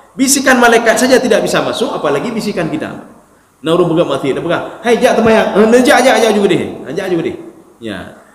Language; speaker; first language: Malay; non-native, local second language; Achinese